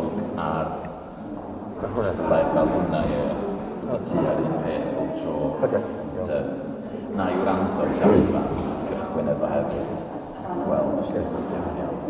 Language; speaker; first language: Welsh; native; Welsh